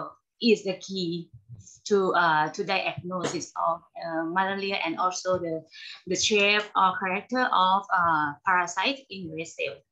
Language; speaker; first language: English; non-native, learner; Thai